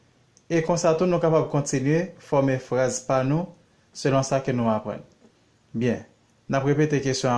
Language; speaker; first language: French; non-native, learner; Haitian Creole